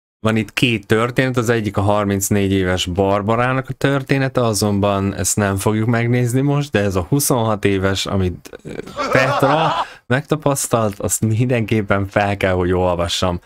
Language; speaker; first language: Hungarian; native; Hungarian